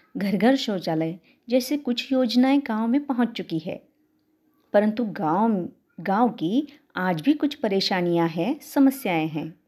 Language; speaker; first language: Hindi; non-native, local second language; Marathi